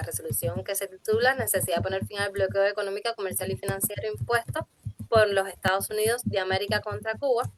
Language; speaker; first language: Spanish; native; Spanish